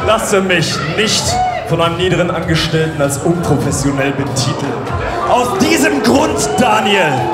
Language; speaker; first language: German; native; German